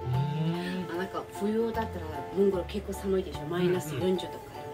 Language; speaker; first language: Japanese; non-native, fluent; Mongolian